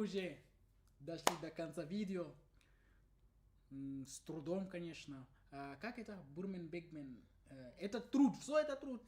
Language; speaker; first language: Russian; non-native, learner; English